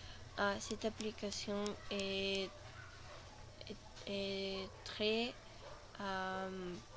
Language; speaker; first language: French; non-native, learner; Spanish